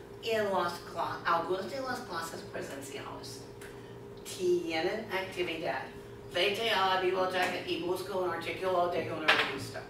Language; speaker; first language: Spanish; non-native, fluent; English